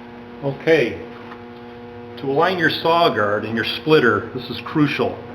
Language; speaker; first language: English; native; English